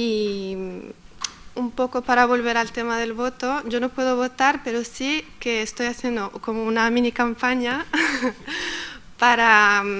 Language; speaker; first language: Spanish; non-native, fluent; Arabic